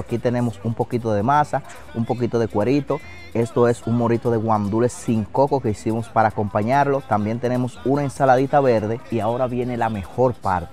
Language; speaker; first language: Spanish; native; Spanish